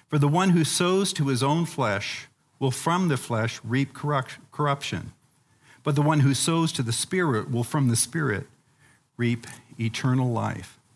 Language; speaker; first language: English; native; English